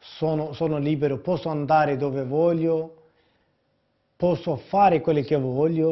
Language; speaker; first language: Italian; non-native, fluent; Kurdish